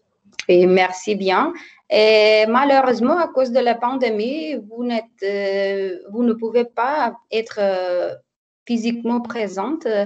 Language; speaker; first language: French; non-native, fluent; Macedonian